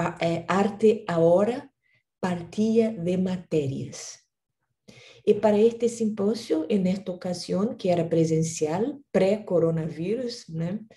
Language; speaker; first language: Portuguese; non-native, learner; Spanish